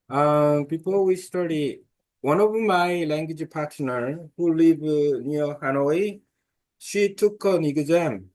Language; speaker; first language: English; non-native, learner; Korean